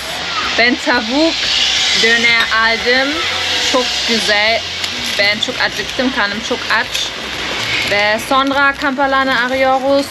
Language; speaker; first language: Turkish; non-native, learner; German